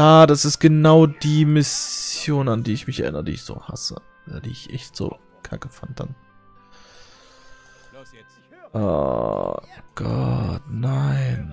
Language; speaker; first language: German; native; German